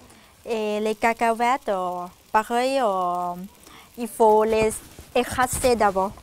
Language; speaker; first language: French; non-native, fluent; Thai